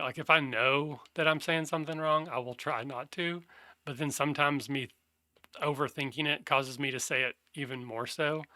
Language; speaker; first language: English; native; English